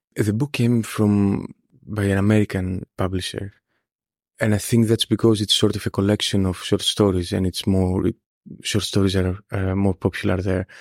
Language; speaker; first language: English; non-native, fluent; Greek